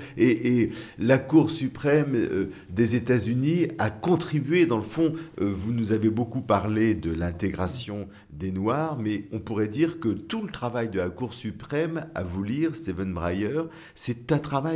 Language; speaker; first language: French; native; French